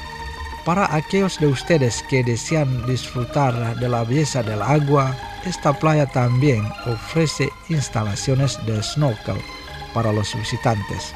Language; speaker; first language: Spanish; non-native, fluent; Indonesian